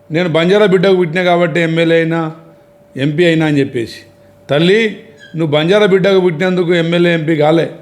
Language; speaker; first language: Telugu; non-native, local second language; Lambadi